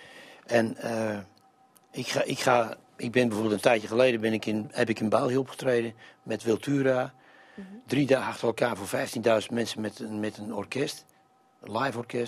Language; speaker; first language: Dutch; native; Dutch